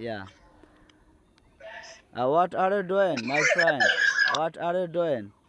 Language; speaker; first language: English; non-native, learner; Bangla